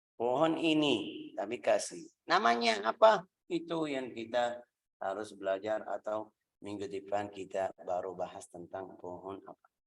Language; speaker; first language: Indonesian; non-native, fluent; Arabic